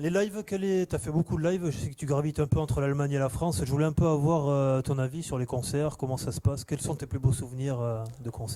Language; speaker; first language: French; native; French